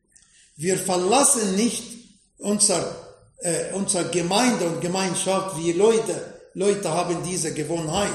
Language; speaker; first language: German; non-native, fluent; Arabic